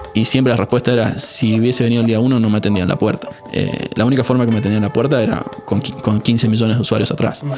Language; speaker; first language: Spanish; native; Spanish